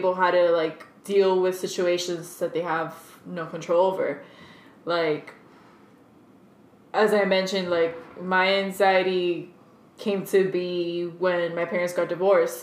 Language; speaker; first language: English; early bilingual, other home language; Spanish